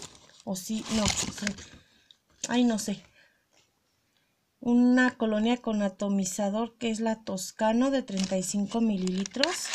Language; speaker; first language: Spanish; native; Spanish